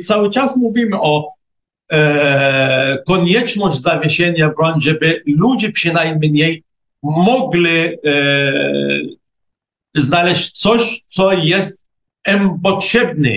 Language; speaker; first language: Polish; non-native, fluent; Arabic